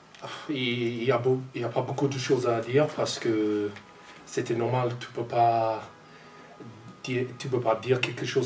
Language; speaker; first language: French; non-native, fluent; English